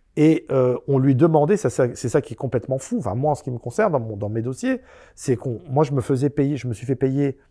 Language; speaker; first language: French; native; French